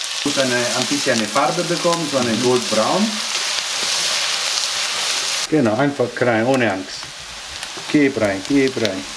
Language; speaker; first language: German; non-native, learner; Italian